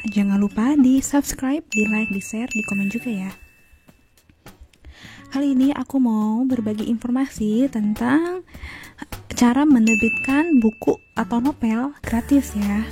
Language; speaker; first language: Indonesian; native; Indonesian